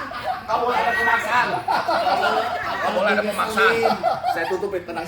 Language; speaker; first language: Indonesian; native; Indonesian